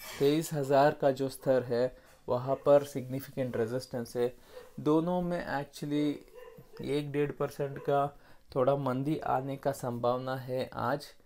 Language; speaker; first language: Hindi; non-native, local second language; Kannada